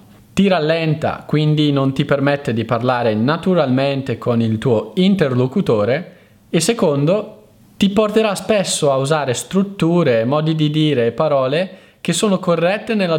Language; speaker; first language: Italian; native; Italian